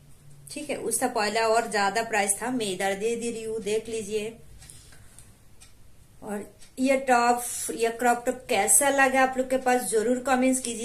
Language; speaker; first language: Hindi; non-native, local second language; Bangla